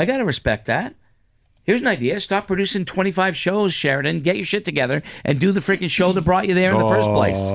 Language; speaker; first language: English; native; English